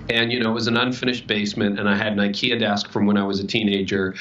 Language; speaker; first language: English; native; English